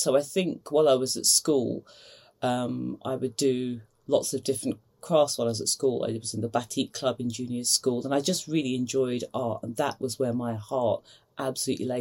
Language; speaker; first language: English; native; English